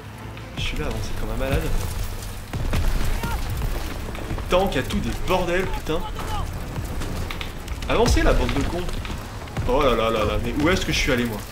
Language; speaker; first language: French; native; French